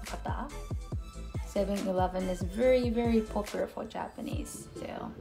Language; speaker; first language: English; non-native, learner; Japanese